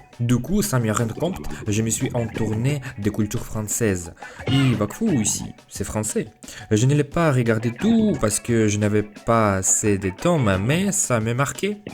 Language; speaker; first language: French; non-native, fluent; Russian